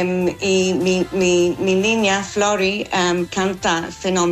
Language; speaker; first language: Spanish; non-native, learner; English